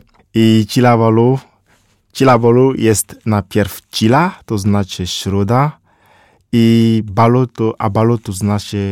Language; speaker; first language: Polish; non-native, fluent; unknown